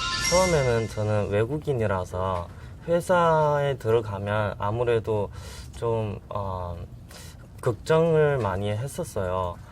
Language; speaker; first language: Korean; non-native, fluent; Chinese